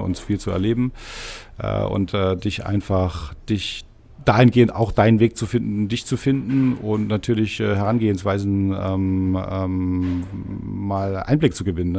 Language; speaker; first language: German; native; German